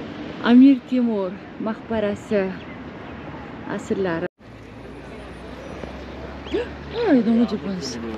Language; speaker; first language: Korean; non-native, fluent; Uzbek